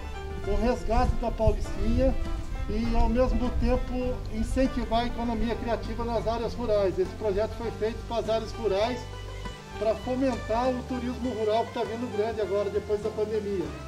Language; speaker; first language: Portuguese; native; Portuguese